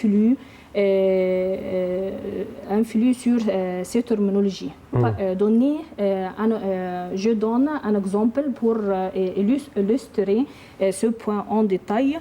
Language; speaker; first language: French; non-native, learner; Arabic